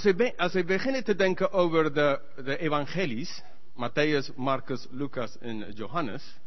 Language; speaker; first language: Dutch; non-native, learner; English